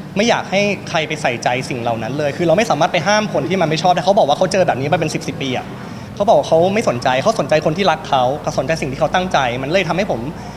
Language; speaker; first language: Thai; native; Thai